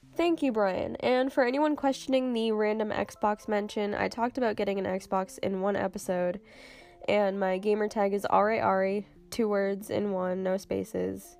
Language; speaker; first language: English; native; English